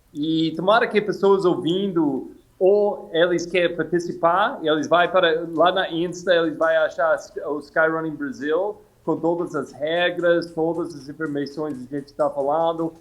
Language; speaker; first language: Portuguese; non-native, fluent; English